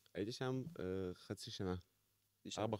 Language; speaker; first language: Hebrew; non-native, fluent; Russian